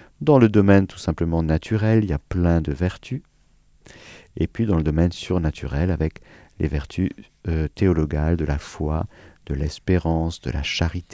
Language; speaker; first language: French; native; French